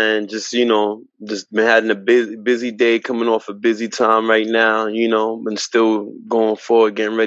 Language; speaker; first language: English; native; English